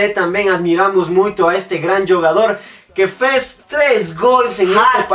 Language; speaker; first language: Spanish; non-native, learner; Portuguese